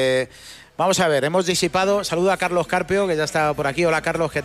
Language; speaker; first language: Spanish; native; Spanish